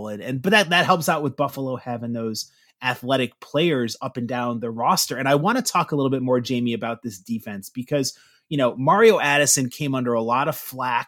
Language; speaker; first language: English; native; English